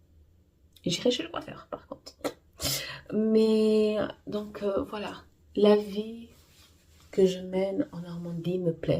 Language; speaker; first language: French; non-native, fluent; Portuguese